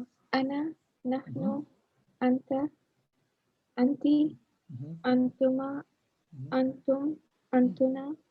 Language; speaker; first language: Arabic; non-native, learner; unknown